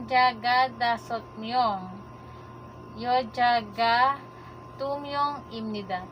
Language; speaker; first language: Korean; non-native, learner; Filipino